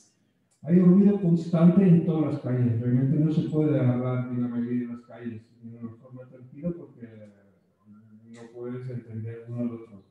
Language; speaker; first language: Spanish; non-native, fluent; Dutch